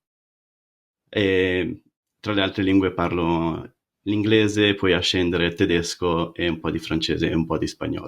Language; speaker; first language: Italian; native; Italian